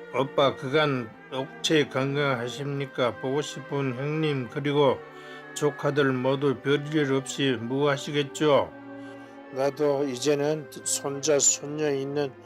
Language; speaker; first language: Korean; native; Korean